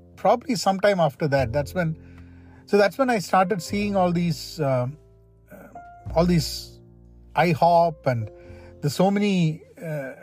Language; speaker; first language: English; non-native, local second language; Malayalam